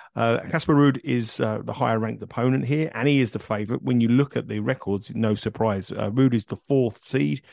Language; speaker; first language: English; native; English